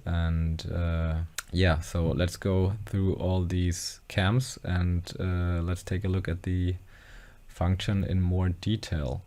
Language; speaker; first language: English; non-native, fluent; German